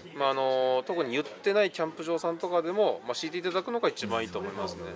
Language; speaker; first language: Japanese; native; Japanese